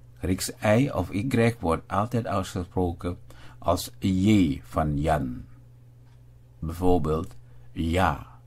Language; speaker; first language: Dutch; non-native, fluent; Indonesian